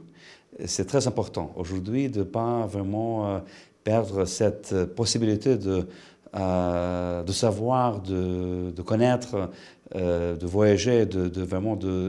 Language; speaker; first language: French; non-native, fluent; Lithuanian